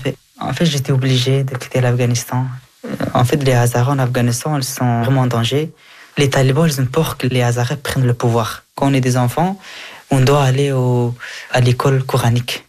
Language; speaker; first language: French; early bilingual, other home language; Persian